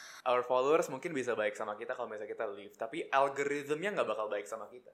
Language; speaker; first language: Indonesian; early bilingual, heritage; Indonesian